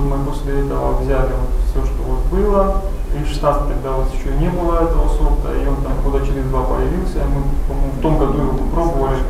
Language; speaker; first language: Russian; native; Russian